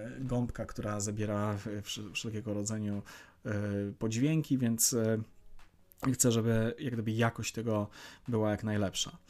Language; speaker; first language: Polish; native; Polish